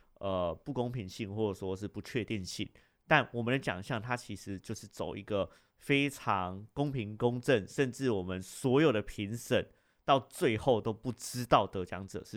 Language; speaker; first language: Chinese; native; Chinese